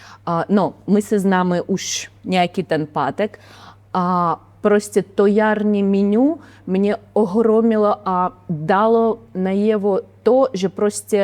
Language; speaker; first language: Czech; non-native, learner; Ukrainian